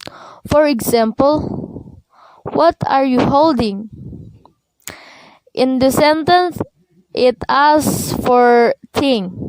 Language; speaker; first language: English; non-native, learner; Indonesian